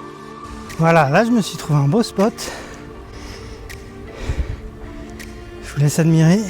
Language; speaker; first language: French; native; French